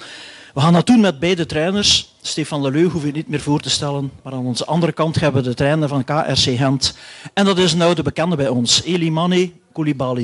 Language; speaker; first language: Dutch; native; Dutch